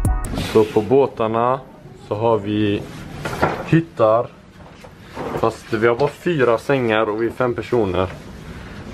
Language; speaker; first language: Swedish; native; Swedish